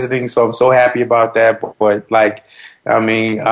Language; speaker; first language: English; native; English